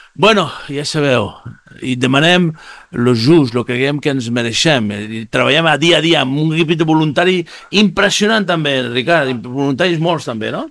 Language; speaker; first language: Catalan; non-native, fluent; Spanish